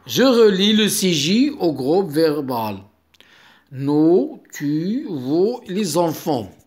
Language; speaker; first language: French; non-native, local second language; Arabic